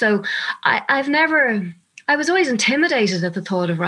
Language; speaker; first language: English; native; English